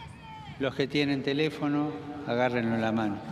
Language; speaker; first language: Spanish; native; Spanish